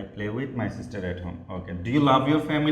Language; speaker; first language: English; non-native, fluent; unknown